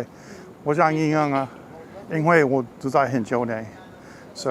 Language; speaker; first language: Chinese; non-native, learner; English